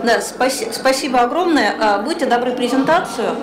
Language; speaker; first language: Russian; native; Russian